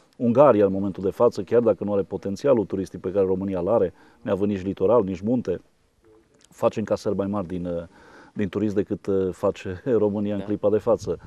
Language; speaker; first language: Romanian; native; Romanian